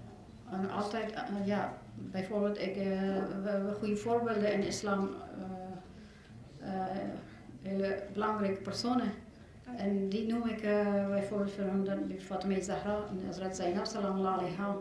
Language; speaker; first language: Dutch; non-native, learner; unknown